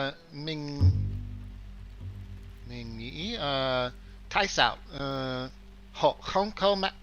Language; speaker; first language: Vietnamese; non-native, learner; English